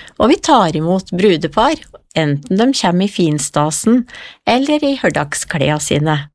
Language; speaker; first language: Norwegian; native; Norwegian